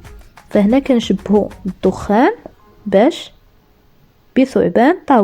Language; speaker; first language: Arabic; native; Arabic